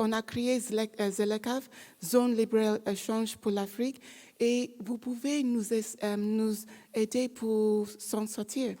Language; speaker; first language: French; non-native, learner; English